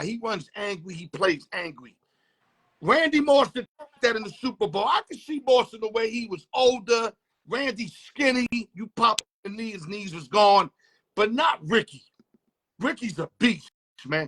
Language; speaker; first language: English; native; English